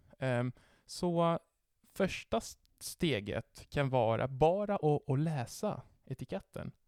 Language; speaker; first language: Swedish; non-native, fluent; Italian